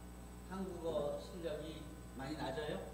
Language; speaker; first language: Korean; native; Korean